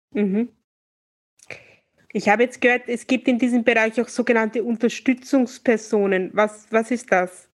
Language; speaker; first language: German; native; German